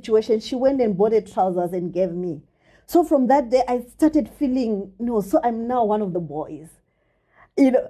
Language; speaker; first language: English; non-native, local second language; Shona